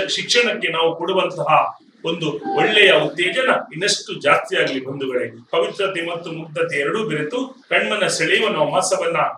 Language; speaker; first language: Kannada; native; Kannada